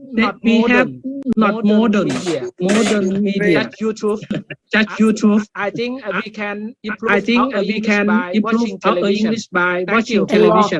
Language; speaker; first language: English; non-native, learner; Thai